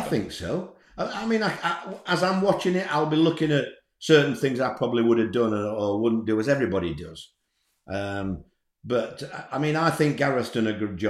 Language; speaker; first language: English; native; English